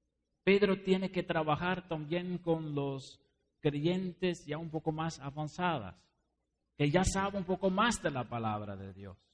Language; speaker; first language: Spanish; non-native, fluent; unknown